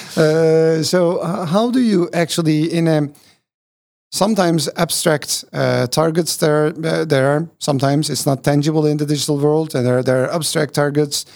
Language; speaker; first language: English; non-native, fluent; Turkish